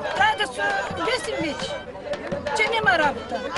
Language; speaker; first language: Bulgarian; non-native, local second language; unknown